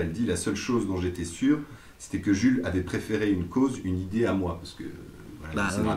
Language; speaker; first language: French; native; French